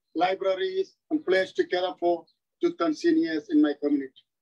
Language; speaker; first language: English; non-native, local second language; Tamil